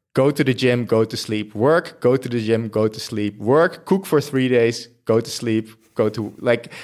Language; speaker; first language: English; non-native, fluent; Dutch